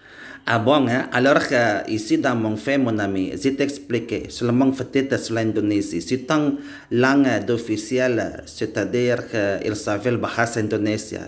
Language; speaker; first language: French; non-native, learner; Indonesian